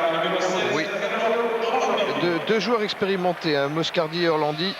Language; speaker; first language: French; native; French